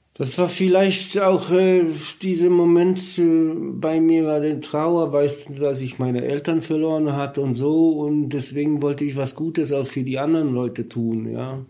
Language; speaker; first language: German; non-native, learner; Polish